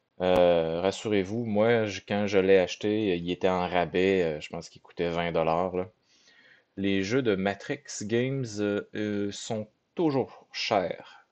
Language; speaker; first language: French; native; French